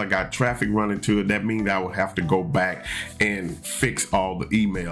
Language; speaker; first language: English; native; English